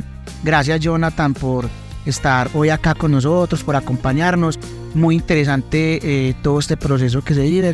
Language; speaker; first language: Spanish; native; Spanish